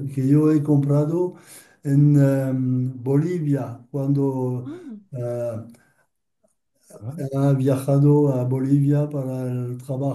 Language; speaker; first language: Spanish; non-native, learner; French